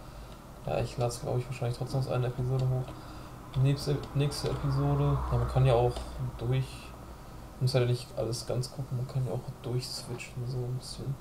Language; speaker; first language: German; native; German